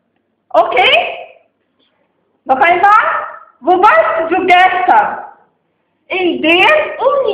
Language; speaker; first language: German; non-native, fluent; Arabic